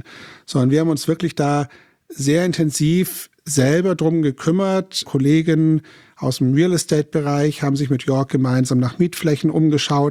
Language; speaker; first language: German; native; German